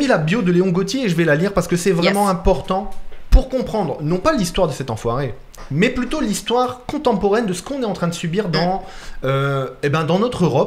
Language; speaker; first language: French; native; French